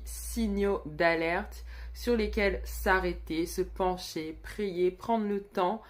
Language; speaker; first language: French; native; French